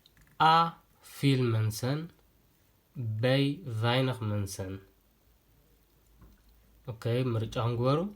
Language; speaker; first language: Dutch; non-native, learner; Tigrinya